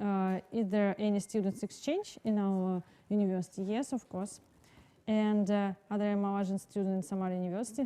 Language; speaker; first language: English; non-native, learner; Russian